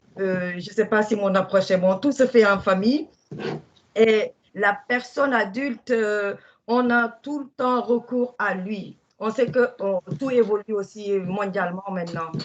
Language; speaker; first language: French; non-native, local second language; Wolof